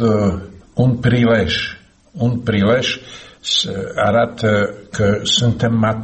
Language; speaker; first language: Romanian; non-native, fluent; Slovak